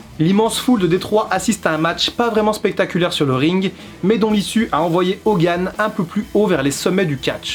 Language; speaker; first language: French; native; French